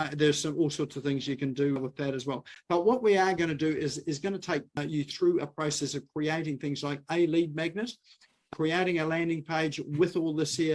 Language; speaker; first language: English; native; English